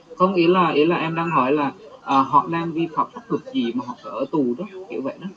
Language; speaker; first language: Vietnamese; non-native, local second language; Jarai